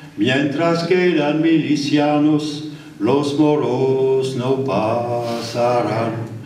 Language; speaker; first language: Spanish; non-native, learner; French